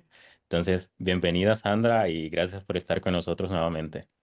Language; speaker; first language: Spanish; native; Spanish